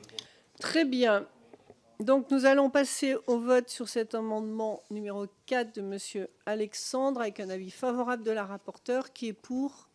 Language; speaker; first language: French; native; French